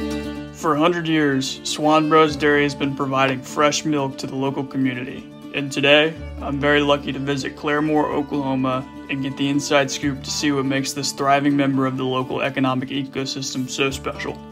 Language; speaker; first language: English; native; English